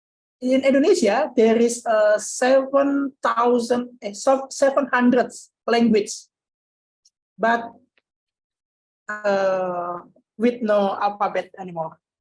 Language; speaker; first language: English; non-native, learner; Indonesian